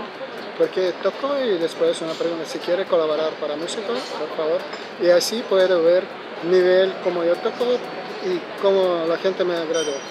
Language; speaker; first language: Spanish; non-native, learner; Ukrainian